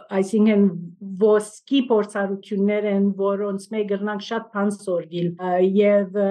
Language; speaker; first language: Armenian; native; Armenian